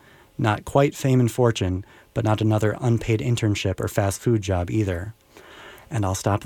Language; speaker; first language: English; native; English